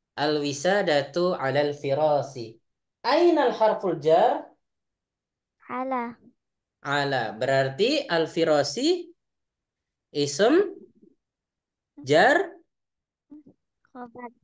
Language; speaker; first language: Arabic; non-native, fluent; Indonesian